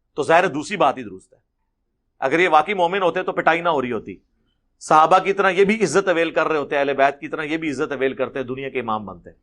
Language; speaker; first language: Urdu; non-native, local second language; Punjabi